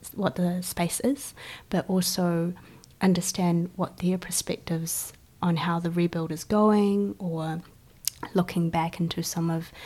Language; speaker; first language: English; early bilingual, other home language; Chinese